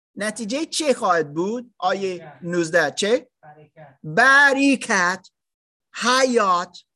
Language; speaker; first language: Persian; non-native, learner; German